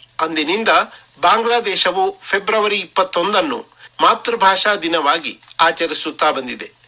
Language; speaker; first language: Kannada; non-native, local second language; Marathi